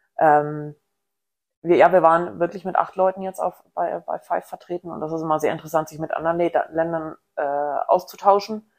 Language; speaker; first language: German; native; German